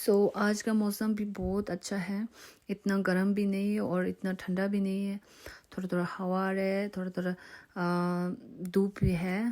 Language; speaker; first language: Hindi; non-native, local second language; Tibetan